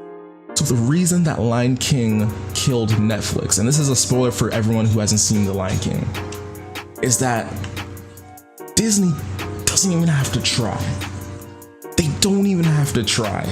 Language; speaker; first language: English; native; English